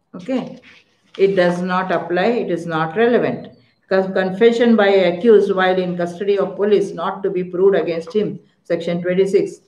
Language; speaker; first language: English; non-native, local second language; Kannada